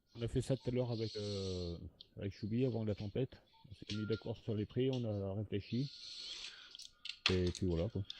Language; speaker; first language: French; native; French